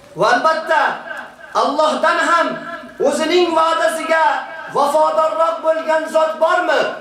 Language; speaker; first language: Uzbek; native; Uzbek